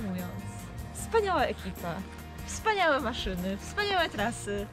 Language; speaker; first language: Polish; native; Polish